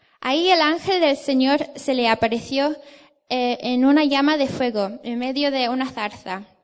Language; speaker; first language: Spanish; non-native, fluent; English